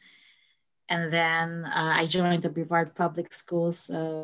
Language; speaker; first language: English; non-native, local second language; Filipino